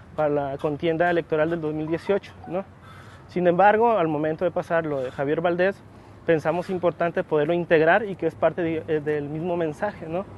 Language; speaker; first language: Spanish; native; Spanish